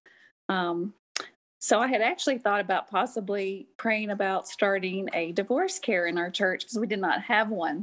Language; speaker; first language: English; native; English